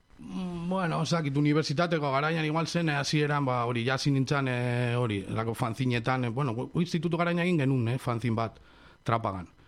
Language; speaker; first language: Basque; non-native, local second language; Spanish